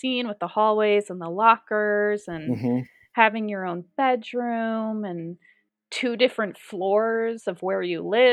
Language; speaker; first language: English; native; English